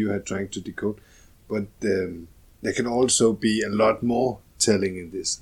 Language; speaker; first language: English; non-native, fluent; Danish